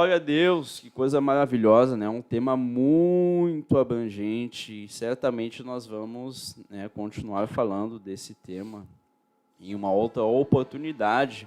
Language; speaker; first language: Portuguese; native; Portuguese